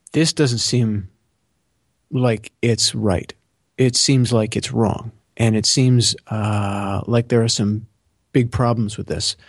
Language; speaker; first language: English; native; English